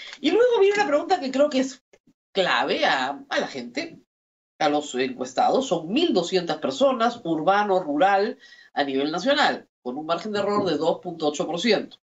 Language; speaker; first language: Spanish; native; Spanish